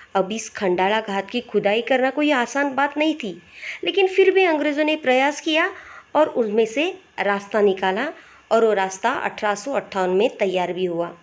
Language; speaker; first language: Hindi; non-native, local second language; Marathi